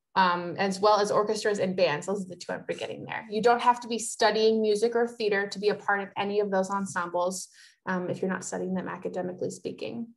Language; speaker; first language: English; native; English